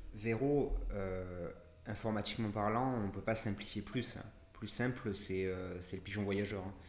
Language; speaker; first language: French; native; French